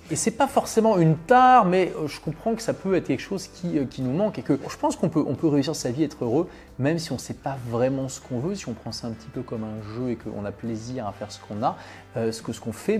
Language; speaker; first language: French; native; French